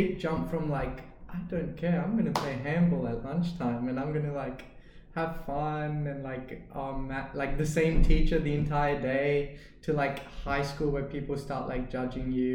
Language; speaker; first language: English; native; English